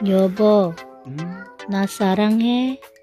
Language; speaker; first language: Korean; non-native, learner; Filipino